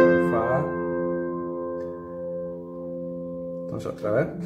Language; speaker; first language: Spanish; native; Spanish